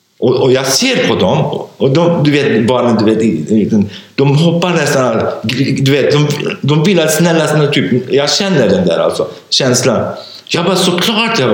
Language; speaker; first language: Swedish; non-native, fluent; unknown